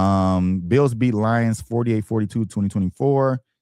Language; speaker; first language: English; native; English